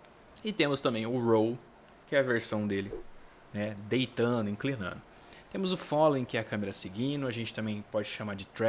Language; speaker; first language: Portuguese; native; Portuguese